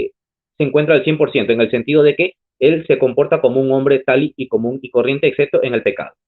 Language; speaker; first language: Spanish; native; Spanish